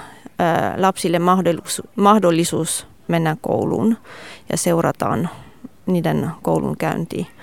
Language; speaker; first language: Finnish; non-native, fluent; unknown